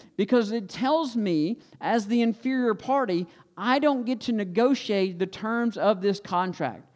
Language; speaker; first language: English; native; English